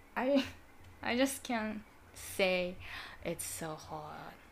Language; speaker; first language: English; non-native, learner; Japanese